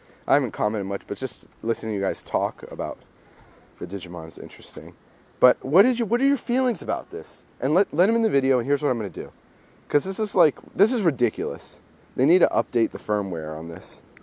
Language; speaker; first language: English; native; English